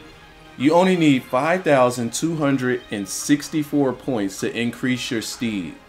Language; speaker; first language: English; native; English